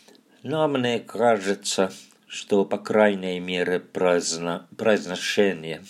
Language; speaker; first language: Russian; non-native, fluent; Finnish